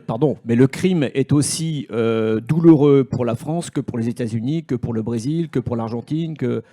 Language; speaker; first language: French; native; French